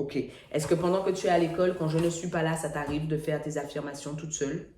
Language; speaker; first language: French; native; French